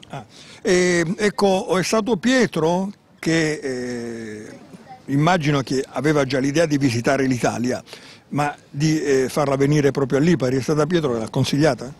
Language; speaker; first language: Italian; native; Italian